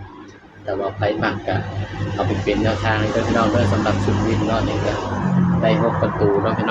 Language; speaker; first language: Thai; non-native, local second language; Lao